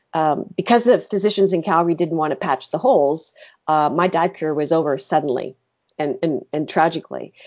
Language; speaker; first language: English; native; English